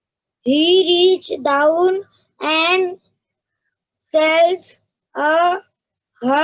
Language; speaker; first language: English; non-native, learner; Hindi